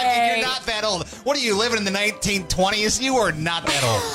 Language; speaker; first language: English; native; English